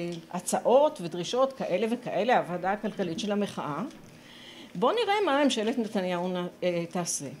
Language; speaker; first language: Hebrew; native; Hebrew